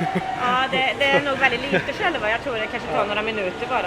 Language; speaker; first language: Swedish; native; Swedish